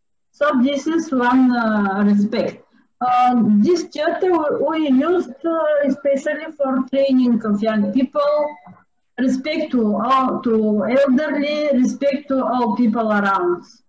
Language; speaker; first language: English; non-native, fluent; Bulgarian